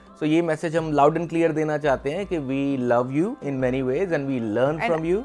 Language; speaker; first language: Hindi; non-native, local second language; Punjabi